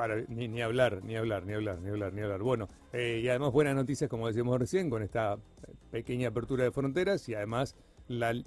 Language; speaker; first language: Spanish; native; Spanish